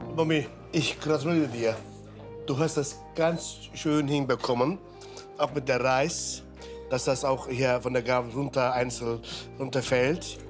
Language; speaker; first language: German; non-native, fluent; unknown